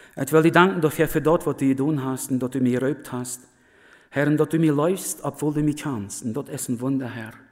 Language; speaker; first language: German; early bilingual, other home language; Plautdietsch